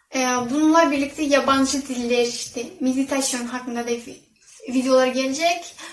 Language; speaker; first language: Turkish; non-native, fluent; Kazakh